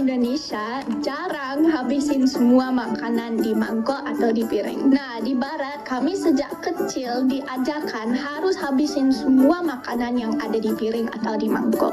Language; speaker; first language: Indonesian; non-native, fluent; English